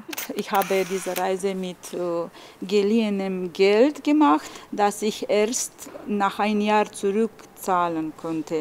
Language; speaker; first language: German; non-native, learner; Romanian